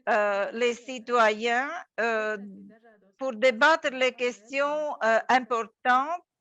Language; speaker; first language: French; non-native, fluent; Latvian